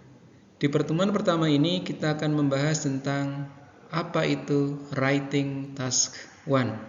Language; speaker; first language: Indonesian; native; Indonesian